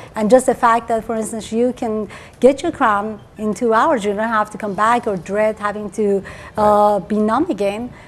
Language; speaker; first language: English; early bilingual, other home language; Persian